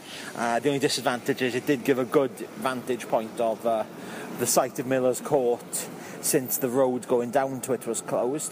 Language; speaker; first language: English; native; English